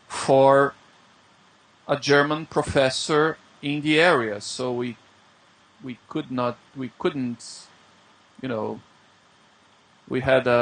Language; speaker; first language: English; non-native, fluent; Portuguese